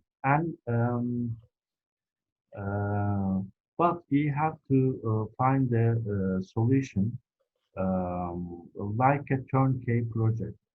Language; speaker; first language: English; non-native, fluent; Turkish